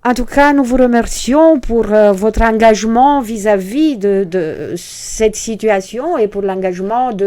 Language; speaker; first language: French; non-native, fluent; Romanian